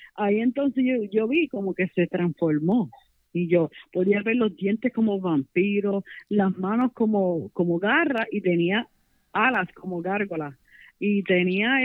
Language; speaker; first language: Spanish; native; Spanish